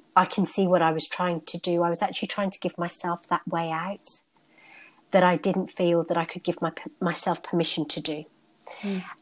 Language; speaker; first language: English; native; English